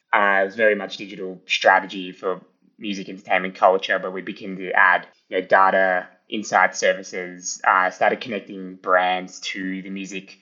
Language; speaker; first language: English; early bilingual, other home language; Italian